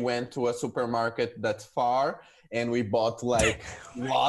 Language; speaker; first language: English; non-native, fluent; Portuguese